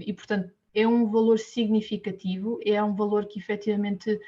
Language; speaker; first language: Portuguese; native; Portuguese